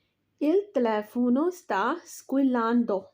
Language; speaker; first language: Italian; non-native, learner; Urdu